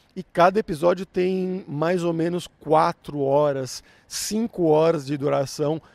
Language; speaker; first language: Portuguese; native; Portuguese